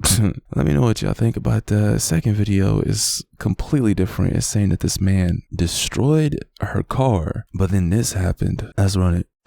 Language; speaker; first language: English; native; English